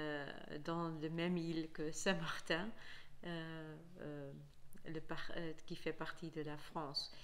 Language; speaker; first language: French; non-native, fluent; Dutch